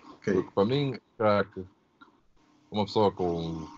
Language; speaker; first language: Portuguese; early bilingual, heritage; Portuguese